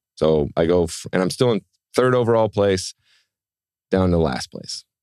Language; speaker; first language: English; native; English